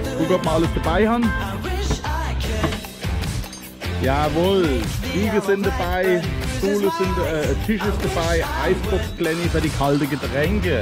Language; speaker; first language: German; native; German